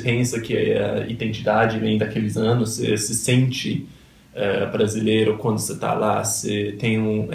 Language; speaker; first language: Portuguese; early bilingual, other home language; Danish